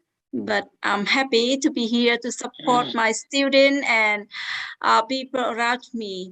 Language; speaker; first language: English; non-native, fluent; Vietnamese